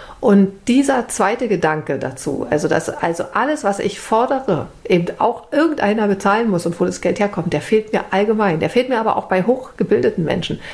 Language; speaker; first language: German; native; German